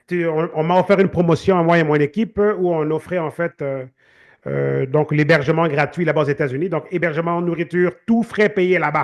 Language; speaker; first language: French; native; French